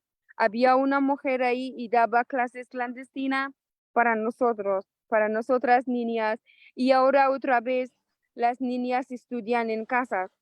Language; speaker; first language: Spanish; non-native, local second language; Persian